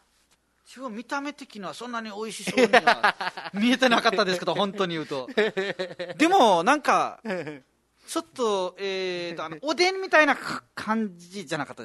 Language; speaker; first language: Japanese; non-native, fluent; Nepali